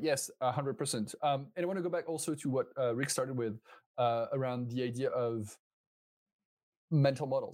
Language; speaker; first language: English; non-native, fluent; French